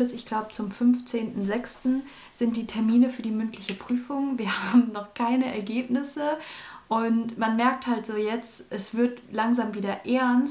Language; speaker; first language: German; native; German